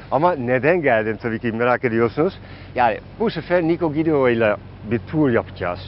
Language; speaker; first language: Turkish; non-native, fluent; Dutch